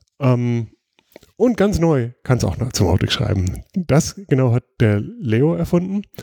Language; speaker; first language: German; native; German